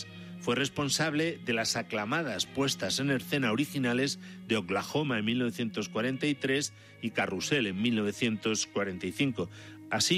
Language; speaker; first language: Spanish; native; Spanish